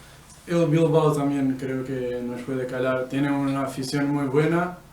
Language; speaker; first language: Spanish; non-native, fluent; Portuguese